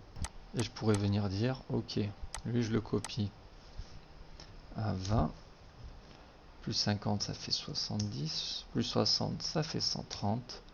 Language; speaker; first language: French; native; French